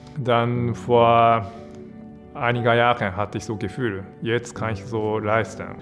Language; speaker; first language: German; non-native, fluent; Japanese